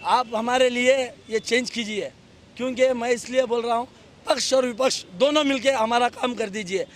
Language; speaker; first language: Hindi; non-native, local second language; Kannada